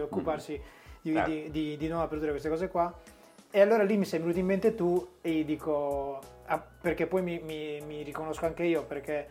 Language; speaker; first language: Italian; native; Italian